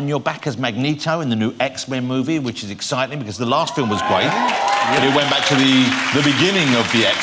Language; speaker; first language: English; native; English